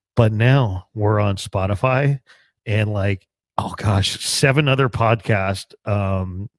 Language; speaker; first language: English; native; English